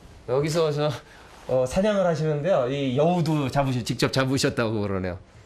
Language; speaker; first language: Korean; native; Korean